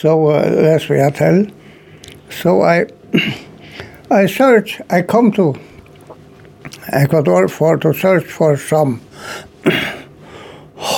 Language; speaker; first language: English; non-native, fluent; Faroese